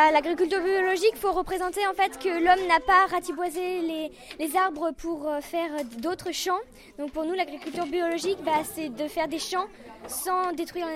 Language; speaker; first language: French; native; French